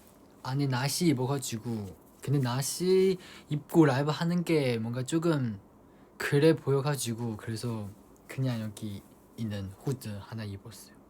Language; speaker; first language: Korean; non-native, fluent; Chinese